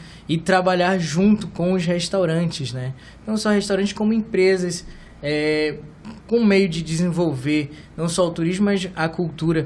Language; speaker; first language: Portuguese; native; Portuguese